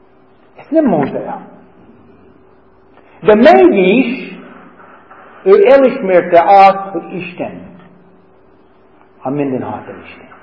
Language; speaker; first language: Hungarian; non-native, fluent; English